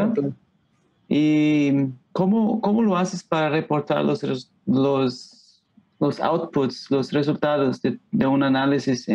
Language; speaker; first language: Spanish; non-native, learner; Portuguese